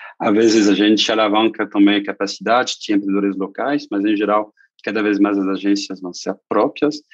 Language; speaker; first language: Portuguese; non-native, fluent; French